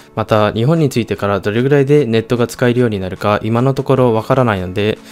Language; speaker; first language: Japanese; early bilingual, heritage; Japanese